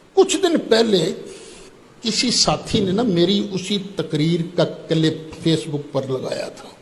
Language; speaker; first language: Urdu; non-native, local second language; Punjabi